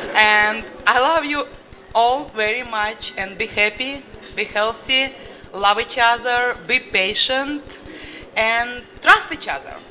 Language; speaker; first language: English; non-native, learner; Russian